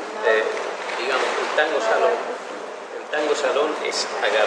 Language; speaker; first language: Spanish; native; Spanish